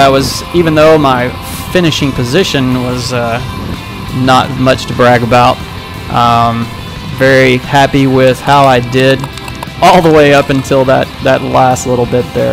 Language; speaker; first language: English; native; English